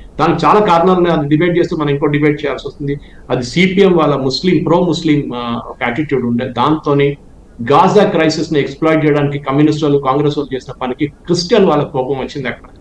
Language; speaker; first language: Telugu; non-native, local second language; Malayalam